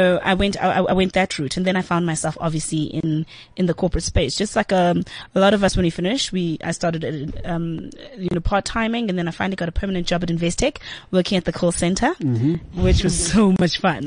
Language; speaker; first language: English; non-native, local second language; Zulu